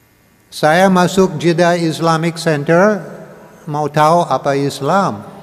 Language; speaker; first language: Indonesian; non-native, learner; English